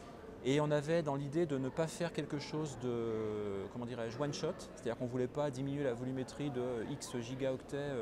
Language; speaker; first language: French; native; French